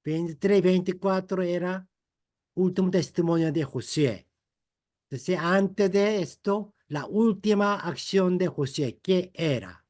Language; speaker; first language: Spanish; non-native, fluent; Korean